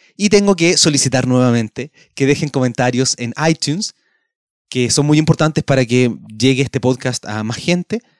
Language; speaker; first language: Spanish; native; Spanish